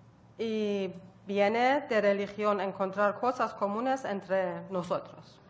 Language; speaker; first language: Spanish; non-native, learner; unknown